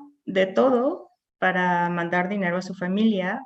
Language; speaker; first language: Spanish; native; Spanish